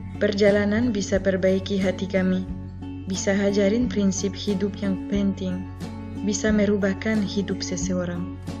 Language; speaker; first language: Indonesian; non-native, fluent; French